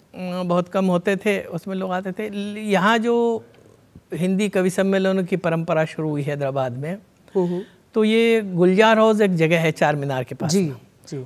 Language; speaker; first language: Hindi; non-native, local second language; Marwari